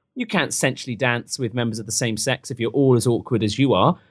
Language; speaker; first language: English; native; English